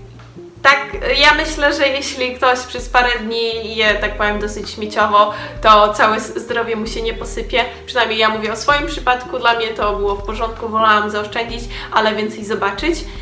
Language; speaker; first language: Polish; native; Polish